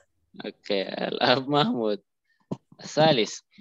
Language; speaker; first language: Arabic; non-native, fluent; Indonesian